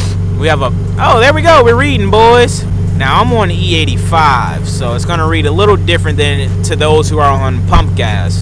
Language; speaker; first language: English; native; English